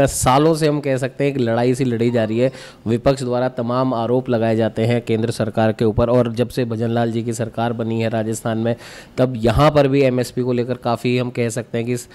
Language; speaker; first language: Hindi; native; Hindi